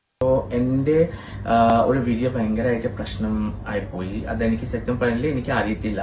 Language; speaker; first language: Malayalam; non-native, fluent; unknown